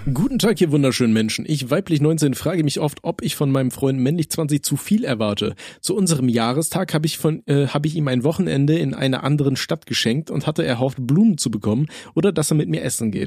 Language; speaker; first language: German; native; German